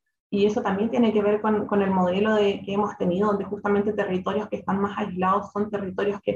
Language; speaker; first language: Spanish; native; Spanish